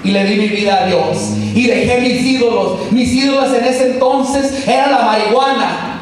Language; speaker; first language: Spanish; early bilingual, heritage; Spanish